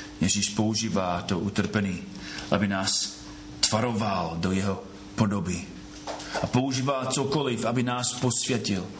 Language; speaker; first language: Czech; non-native, fluent; English